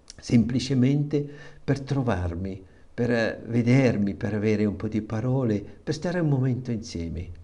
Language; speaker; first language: Italian; non-native, fluent; German